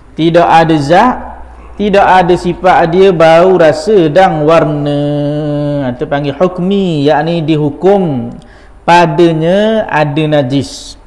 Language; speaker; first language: Malay; native; Malay